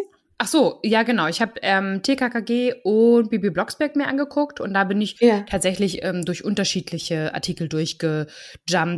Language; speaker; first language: German; native; German